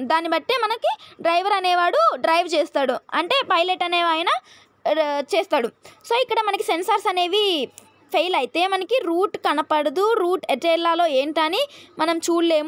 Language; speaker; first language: Telugu; native; Telugu